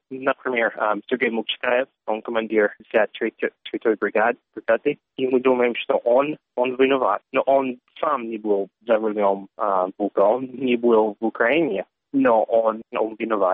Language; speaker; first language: Russian; non-native, learner; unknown